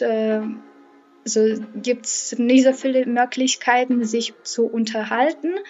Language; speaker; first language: German; non-native, fluent; Russian